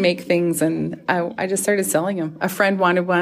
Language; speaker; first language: English; native; English